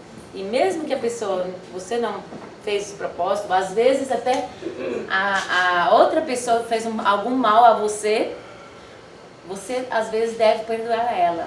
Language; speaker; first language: Portuguese; non-native, fluent; Dutch